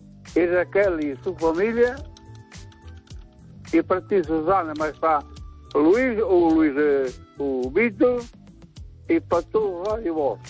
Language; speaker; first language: Spanish; non-native, local second language; Galician